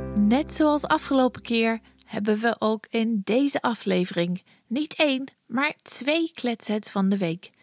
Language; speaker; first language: Dutch; non-native, fluent; English